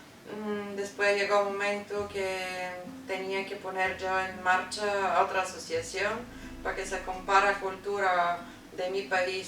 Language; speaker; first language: Spanish; non-native, learner; Bulgarian